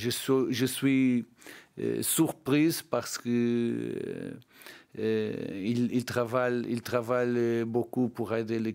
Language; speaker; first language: French; non-native, learner; Portuguese